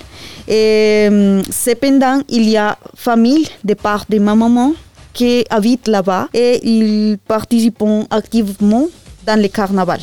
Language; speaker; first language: French; non-native, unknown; Spanish